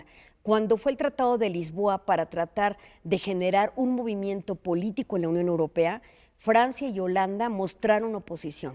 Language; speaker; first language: Spanish; native; Spanish